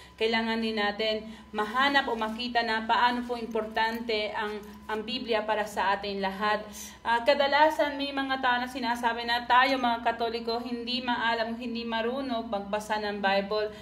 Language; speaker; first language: Filipino; non-native, fluent; Spanish